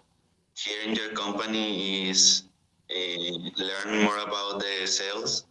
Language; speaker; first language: English; non-native, learner; Spanish